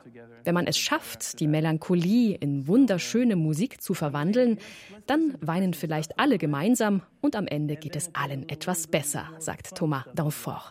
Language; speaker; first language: German; native; German